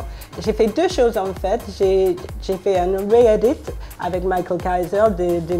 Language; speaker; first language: French; non-native, fluent; English